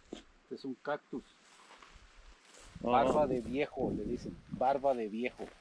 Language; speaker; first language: Spanish; native; Spanish